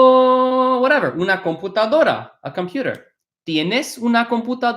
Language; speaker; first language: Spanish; non-native, fluent; English